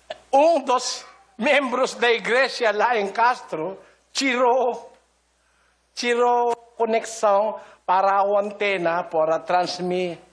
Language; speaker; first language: Portuguese; non-native, learner; Filipino